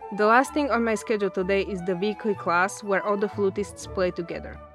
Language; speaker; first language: English; non-native, fluent; Slovak